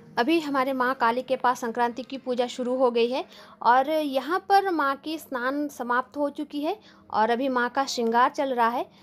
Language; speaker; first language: Hindi; non-native, local second language; Bangla